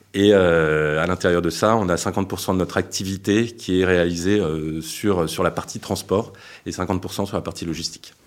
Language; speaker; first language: French; native; French